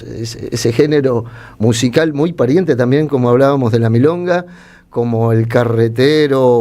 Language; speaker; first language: Spanish; native; Spanish